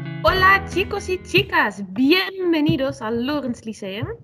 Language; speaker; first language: Spanish; non-native, fluent; Dutch